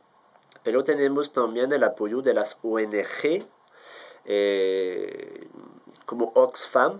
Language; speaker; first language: Spanish; non-native, fluent; French